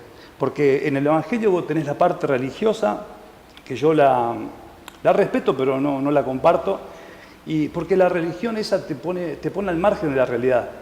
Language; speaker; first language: Spanish; native; Spanish